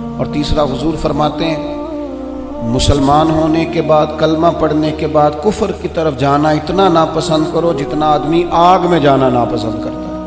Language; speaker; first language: Urdu; non-native, local second language; Punjabi